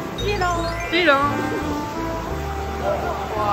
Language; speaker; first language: Chinese; non-native, learner; Japanese